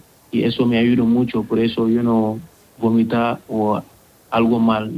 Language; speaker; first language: Spanish; non-native, learner; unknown